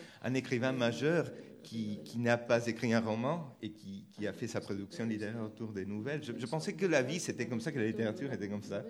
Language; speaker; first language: French; non-native, fluent; Spanish